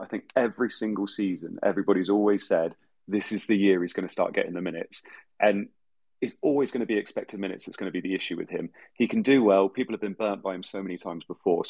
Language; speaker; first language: English; native; English